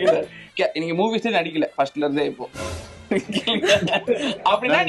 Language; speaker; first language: Tamil; native; Tamil